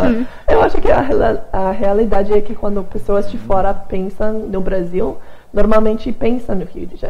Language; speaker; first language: Portuguese; non-native, fluent; English